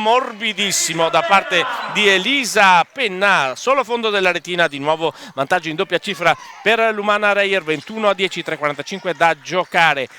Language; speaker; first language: Italian; native; Italian